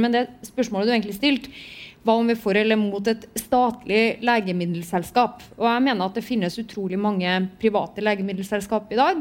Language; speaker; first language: Norwegian; native; Norwegian